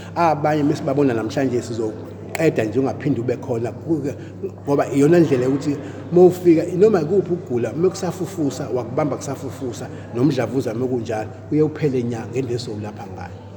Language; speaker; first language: Zulu; native; Zulu